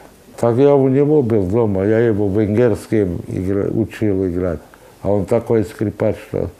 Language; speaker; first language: Russian; non-native, local second language; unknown